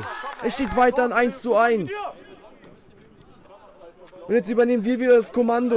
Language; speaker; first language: German; native; German